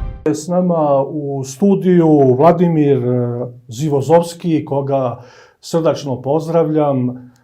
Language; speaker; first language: Bosnian; native; Bosnian